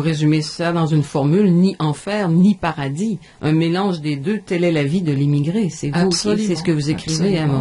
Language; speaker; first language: French; native; French